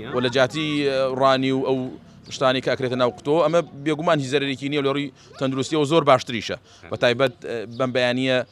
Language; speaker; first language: Central Kurdish; native; Central Kurdish